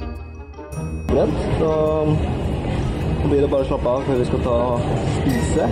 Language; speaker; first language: Norwegian; native; Norwegian